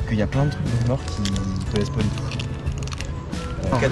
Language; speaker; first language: French; native; French